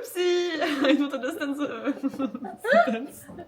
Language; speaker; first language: English; non-native, learner; French